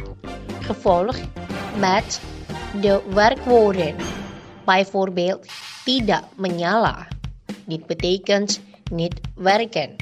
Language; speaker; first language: Dutch; non-native, fluent; Indonesian